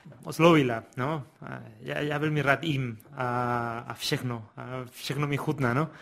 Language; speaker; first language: Czech; non-native, fluent; Spanish